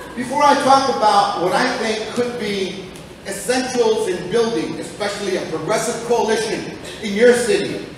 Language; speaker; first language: English; early bilingual, other home language; Spanish